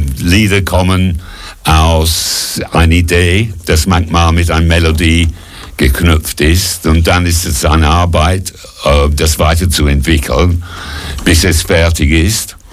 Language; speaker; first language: German; non-native, fluent; English